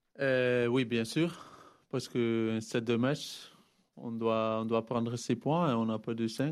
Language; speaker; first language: French; non-native, fluent; Dutch